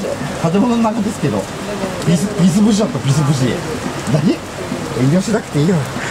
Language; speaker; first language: Japanese; native; Japanese